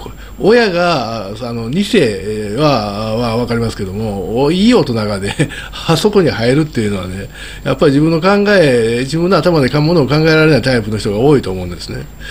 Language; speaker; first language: Japanese; native; Japanese